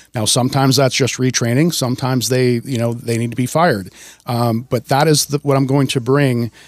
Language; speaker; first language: English; native; English